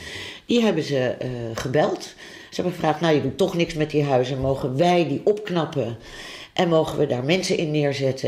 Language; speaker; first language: Dutch; native; Dutch